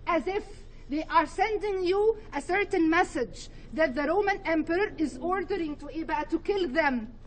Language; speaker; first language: English; non-native, fluent; Arabic